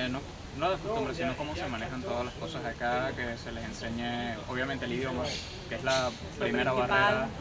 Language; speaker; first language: Spanish; native; Spanish